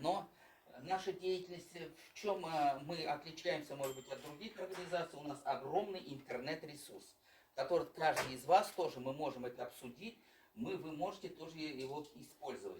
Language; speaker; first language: Russian; native; Russian